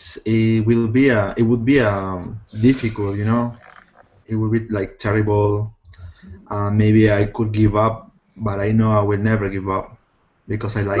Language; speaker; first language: English; non-native, fluent; Spanish